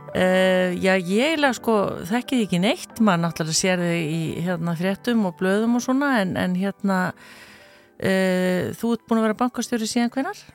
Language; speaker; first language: Icelandic; native; Icelandic